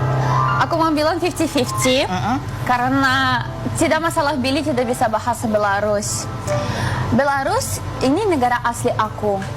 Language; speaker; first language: Indonesian; non-native, learner; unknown